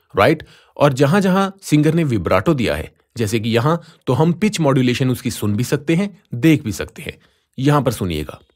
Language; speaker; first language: Hindi; native; Hindi